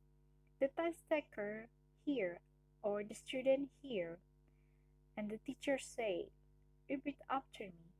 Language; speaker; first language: English; non-native, learner; Indonesian